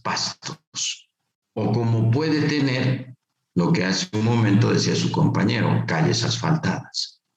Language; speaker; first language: Spanish; native; Spanish